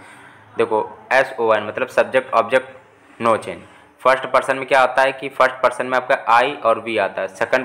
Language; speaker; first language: Hindi; native; Hindi